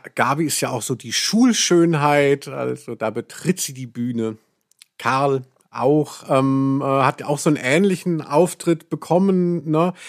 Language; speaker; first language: German; native; German